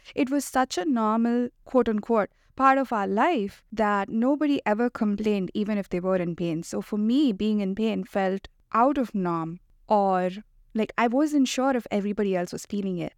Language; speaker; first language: English; non-native, local second language; Hindi